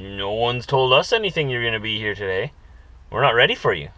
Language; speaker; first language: English; native; English